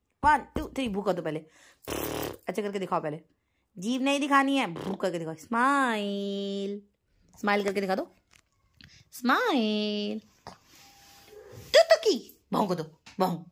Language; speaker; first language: Hindi; native; Hindi